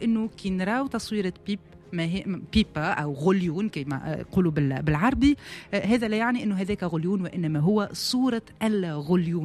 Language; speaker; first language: Arabic; native; Arabic